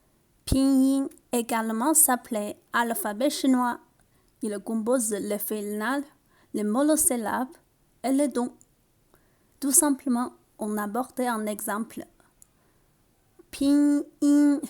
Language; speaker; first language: French; non-native, learner; Chinese